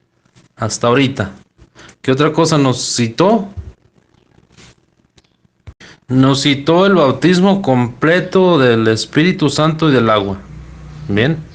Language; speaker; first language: Spanish; native; Spanish